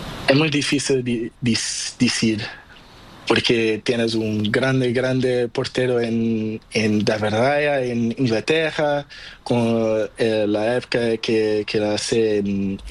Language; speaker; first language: Spanish; non-native, learner; Portuguese